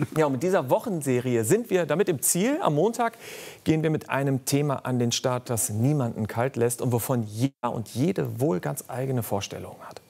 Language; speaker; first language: German; native; German